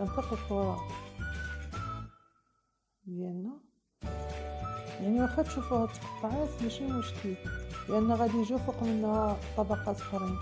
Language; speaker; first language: Arabic; native; Arabic